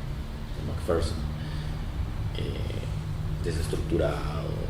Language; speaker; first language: Spanish; native; Spanish